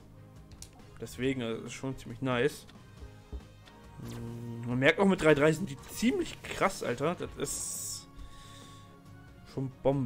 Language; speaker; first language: German; native; German